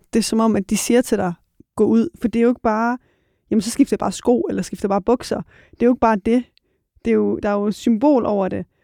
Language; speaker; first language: Danish; early bilingual, other home language; Persian